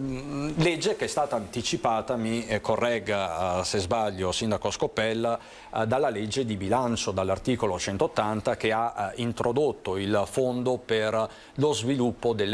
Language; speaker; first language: Italian; native; Italian